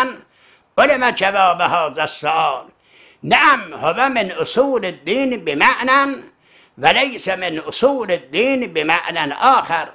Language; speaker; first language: Arabic; non-native, fluent; Azerbaijani